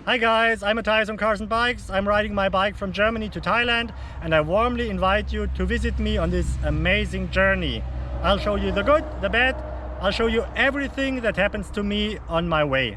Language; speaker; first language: English; non-native, fluent; German